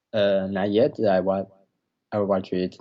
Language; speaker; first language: English; non-native, learner; Chinese